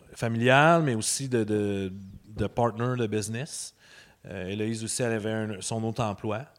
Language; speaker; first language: French; native; French